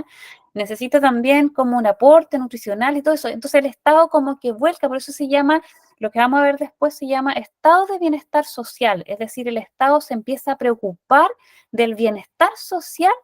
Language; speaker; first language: Spanish; native; Spanish